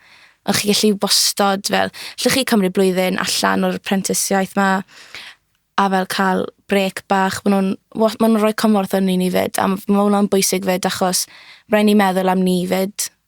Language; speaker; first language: Welsh; native; Welsh